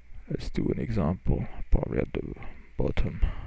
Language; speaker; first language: English; non-native, fluent; French